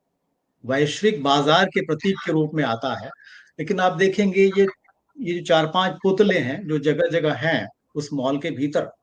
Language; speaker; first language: Hindi; native; Hindi